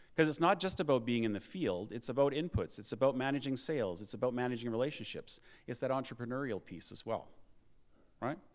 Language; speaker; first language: English; native; English